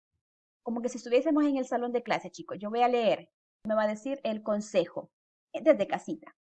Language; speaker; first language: Spanish; native; Spanish